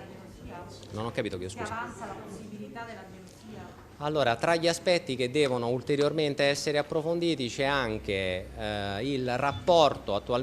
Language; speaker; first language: Italian; native; Italian